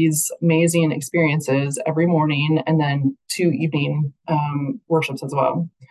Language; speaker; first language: English; native; English